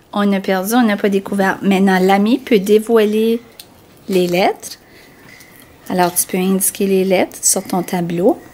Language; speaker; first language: French; native; French